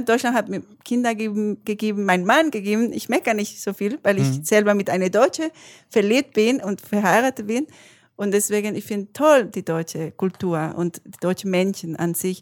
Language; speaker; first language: German; non-native, learner; Spanish